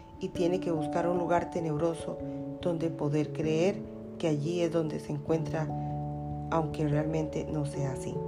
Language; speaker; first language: Spanish; native; Spanish